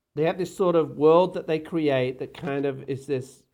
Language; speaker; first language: English; native; English